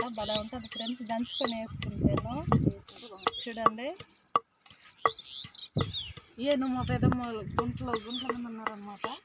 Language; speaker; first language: Telugu; native; Telugu